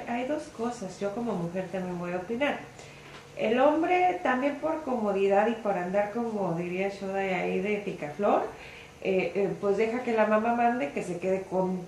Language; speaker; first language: Spanish; native; Spanish